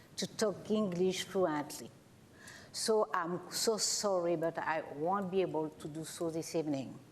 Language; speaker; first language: English; non-native, learner; French